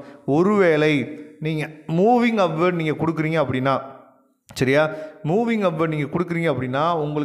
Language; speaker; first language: Tamil; native; Tamil